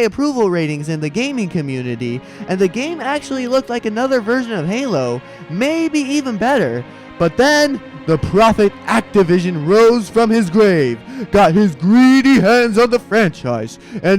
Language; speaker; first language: English; native; English